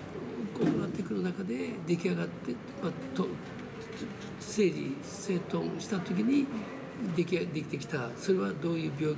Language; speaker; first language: Japanese; early bilingual, other home language; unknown